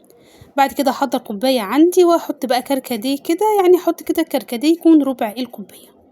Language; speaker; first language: Arabic; native; Arabic